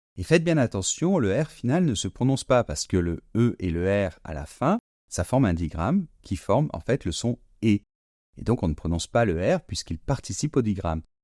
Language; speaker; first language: French; native; French